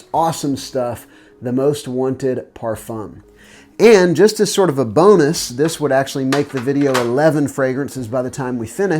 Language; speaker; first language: English; native; English